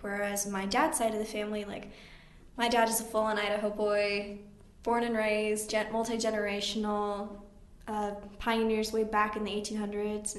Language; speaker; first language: English; native; English